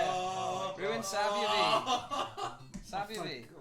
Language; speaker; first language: Welsh; native; Welsh